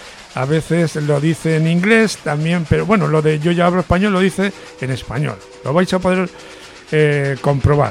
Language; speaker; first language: Spanish; native; Spanish